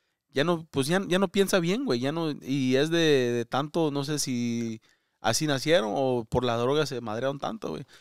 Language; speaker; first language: Spanish; early bilingual, other home language; English